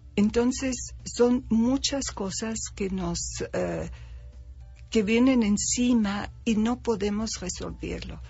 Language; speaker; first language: Spanish; non-native, fluent; German